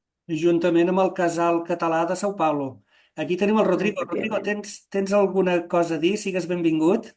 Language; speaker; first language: Catalan; native; Catalan